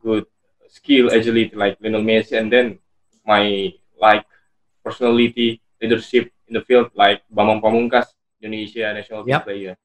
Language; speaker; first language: English; non-native, learner; Indonesian